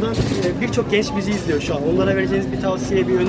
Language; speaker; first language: Turkish; native; Turkish